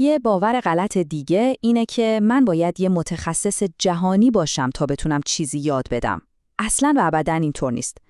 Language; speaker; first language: Persian; native; Persian